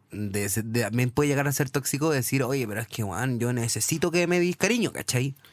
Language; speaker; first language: Spanish; native; Spanish